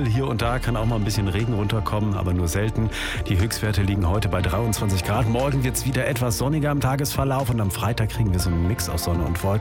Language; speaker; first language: German; native; German